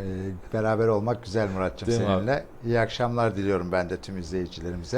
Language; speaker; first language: Turkish; native; Turkish